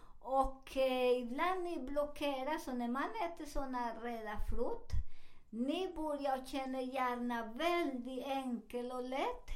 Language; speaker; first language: Swedish; non-native, fluent; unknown